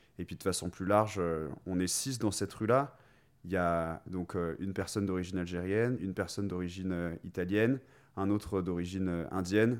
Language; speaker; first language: French; native; French